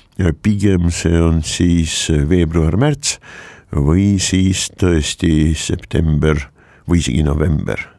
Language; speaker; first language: Estonian; non-native, local second language; Russian